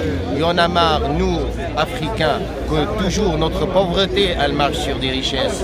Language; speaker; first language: French; non-native, local second language; Arabic